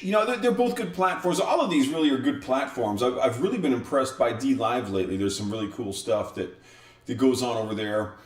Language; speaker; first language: English; native; English